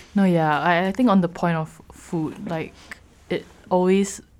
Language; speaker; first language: English; native; English